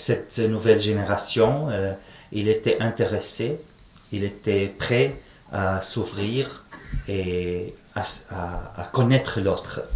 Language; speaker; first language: French; non-native, fluent; Arabic